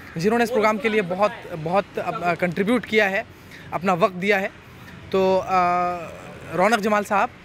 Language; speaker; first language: Urdu; native; Urdu